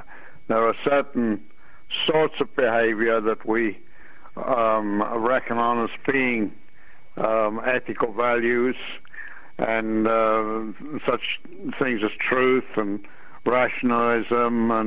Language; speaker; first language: English; native; English